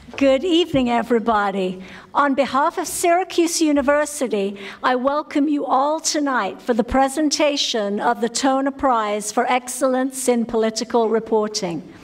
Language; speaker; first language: English; native; English